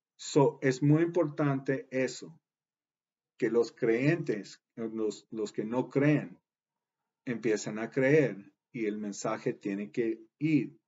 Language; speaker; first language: Spanish; early bilingual, heritage; Spanish